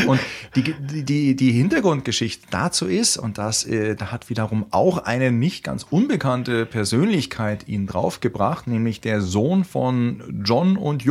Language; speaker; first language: German; native; German